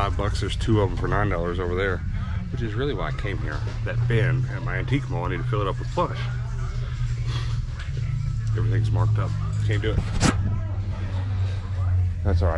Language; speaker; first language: English; native; English